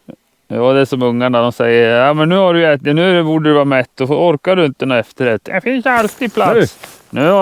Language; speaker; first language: Swedish; native; Swedish